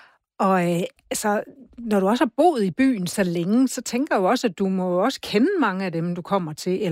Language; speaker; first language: Danish; native; Danish